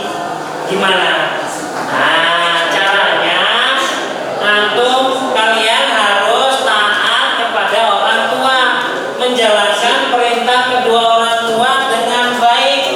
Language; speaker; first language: Indonesian; native; Indonesian